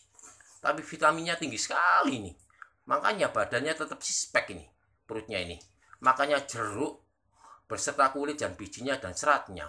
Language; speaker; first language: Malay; non-native, local second language; Javanese